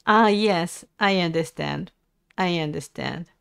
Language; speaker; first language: English; non-native, learner; Japanese